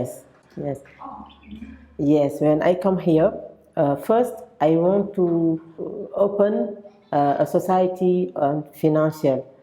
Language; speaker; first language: English; non-native, local second language; French